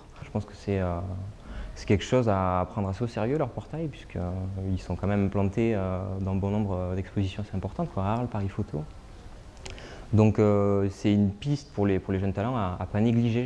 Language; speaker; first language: French; native; French